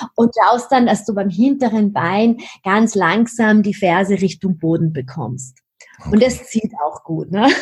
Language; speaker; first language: German; native; German